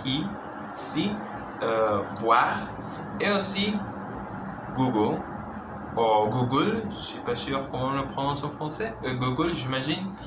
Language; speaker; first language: French; non-native, learner; Spanish